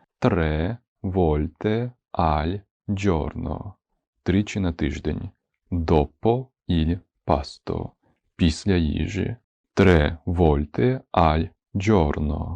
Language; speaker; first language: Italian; non-native, fluent; Ukrainian